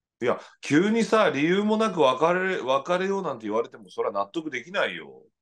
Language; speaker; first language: Japanese; native; Japanese